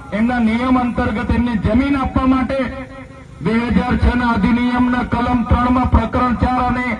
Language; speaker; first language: Gujarati; non-native, local second language; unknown